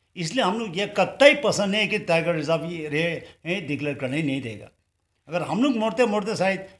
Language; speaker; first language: Hindi; non-native, local second language; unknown